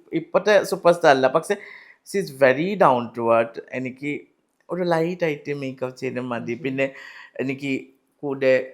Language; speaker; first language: Malayalam; non-native, learner; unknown